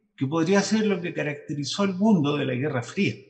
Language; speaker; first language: Spanish; native; Spanish